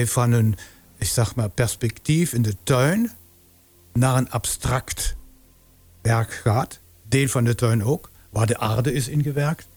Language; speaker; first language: Dutch; non-native, fluent; German